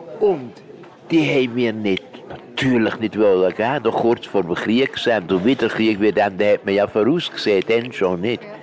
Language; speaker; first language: German; non-native, fluent; Hungarian